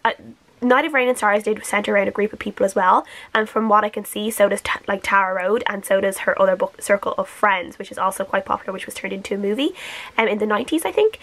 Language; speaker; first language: English; native; English